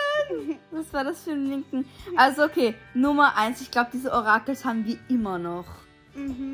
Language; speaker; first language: German; native; German